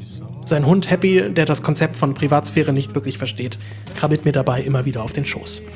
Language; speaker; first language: German; native; German